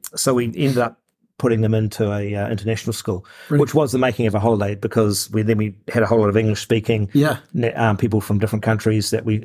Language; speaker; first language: English; native; English